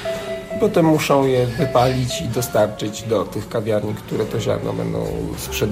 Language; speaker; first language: Polish; native; Polish